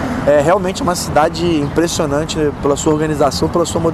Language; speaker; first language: Portuguese; native; Portuguese